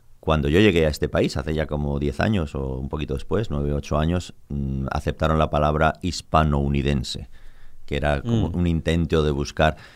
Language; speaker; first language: Spanish; native; Spanish